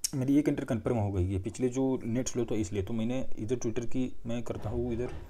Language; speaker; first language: Hindi; non-native, local second language; Marathi